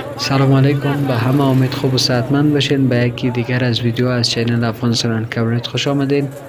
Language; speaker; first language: Persian; native; Persian